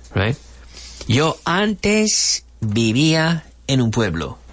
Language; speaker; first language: Spanish; non-native, fluent; English